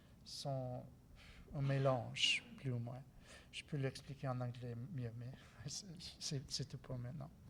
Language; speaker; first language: French; non-native, learner; English